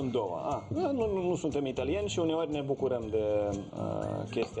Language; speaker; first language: Romanian; native; Romanian